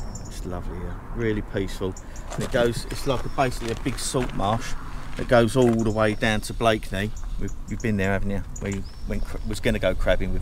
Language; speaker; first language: English; native; English